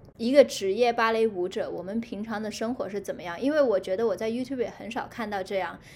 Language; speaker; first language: Chinese; non-native, local second language; Cantonese